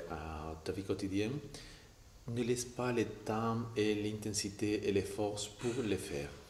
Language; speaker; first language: French; non-native, fluent; Spanish